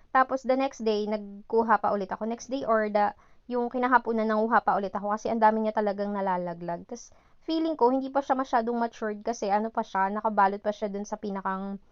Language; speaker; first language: Filipino; native; Filipino